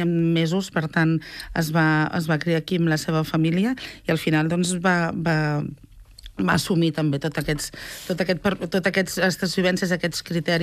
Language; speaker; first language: Catalan; native; Catalan